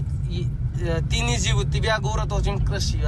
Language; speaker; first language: Russian; non-native, learner; Hindi